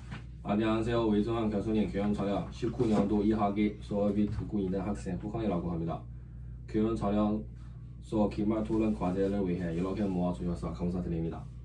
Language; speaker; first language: Korean; non-native, learner; Chinese